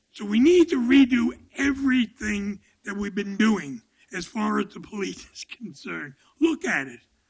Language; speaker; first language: English; native; English